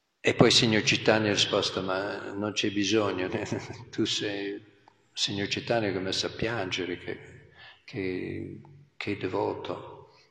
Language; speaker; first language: Italian; non-native, fluent; English